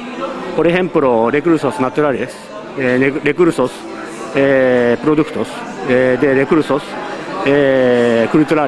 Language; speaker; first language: Spanish; non-native, learner; Japanese